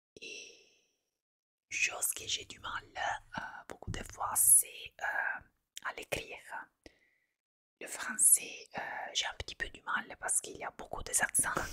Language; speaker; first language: French; non-native, fluent; Italian